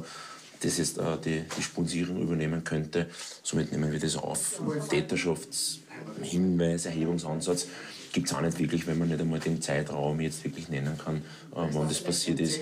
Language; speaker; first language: German; native; German